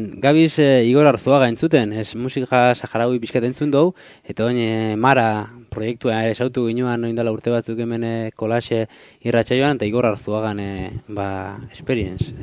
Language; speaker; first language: Basque; native; Basque